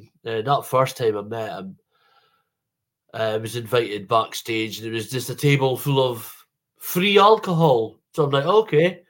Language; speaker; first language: English; native; English